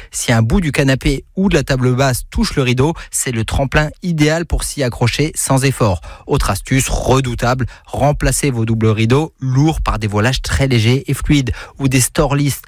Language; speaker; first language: French; native; French